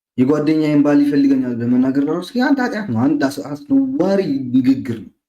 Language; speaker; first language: Amharic; non-native, local second language; Tigrinya